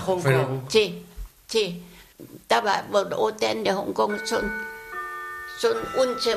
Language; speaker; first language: Spanish; non-native, learner; Vietnamese